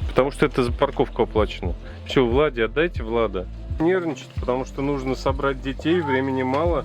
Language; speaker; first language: Russian; native; Russian